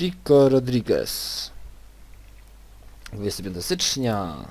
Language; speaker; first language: Polish; native; Polish